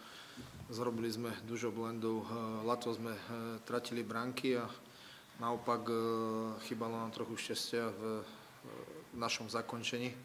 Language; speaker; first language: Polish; non-native, learner; Slovak